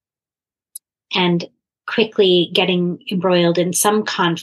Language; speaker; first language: English; native; English